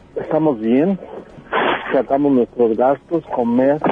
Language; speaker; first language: Spanish; native; Spanish